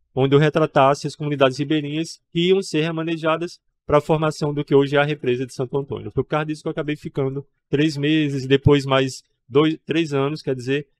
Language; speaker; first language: Portuguese; native; Portuguese